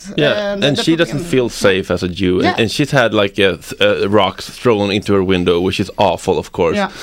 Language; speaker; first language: English; non-native, fluent; Swedish